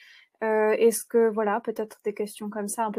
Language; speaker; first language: French; native; French